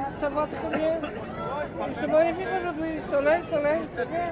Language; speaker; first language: French; non-native, learner; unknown